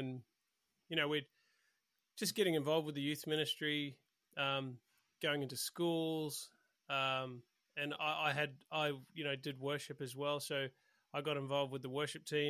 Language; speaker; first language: English; native; English